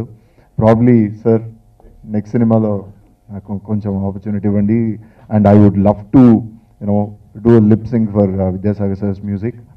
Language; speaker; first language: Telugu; non-native, learner; Tamil